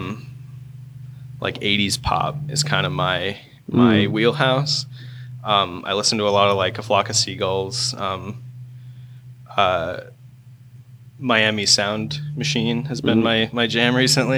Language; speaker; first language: English; native; English